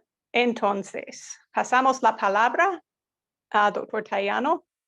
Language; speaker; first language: Spanish; non-native, fluent; English